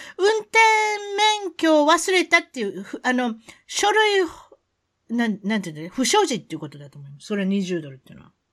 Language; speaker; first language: Japanese; native; Japanese